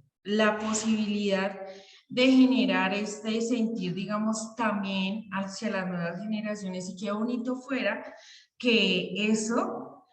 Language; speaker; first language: Spanish; native; Spanish